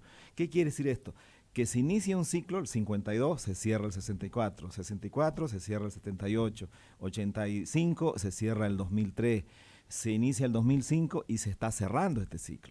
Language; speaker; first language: Spanish; native; Spanish